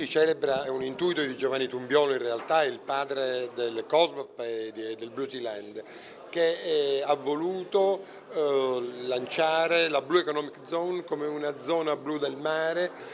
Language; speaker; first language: Italian; native; Italian